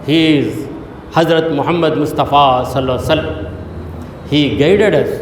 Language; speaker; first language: English; non-native, local second language; Urdu